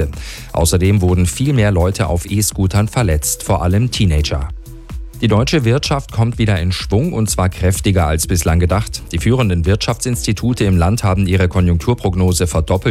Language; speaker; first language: German; native; German